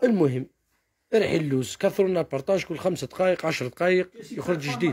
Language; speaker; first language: Arabic; native; Arabic